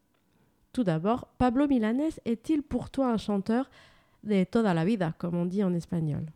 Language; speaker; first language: French; native; French